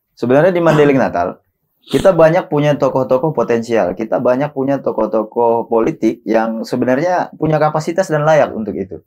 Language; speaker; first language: Indonesian; native; Indonesian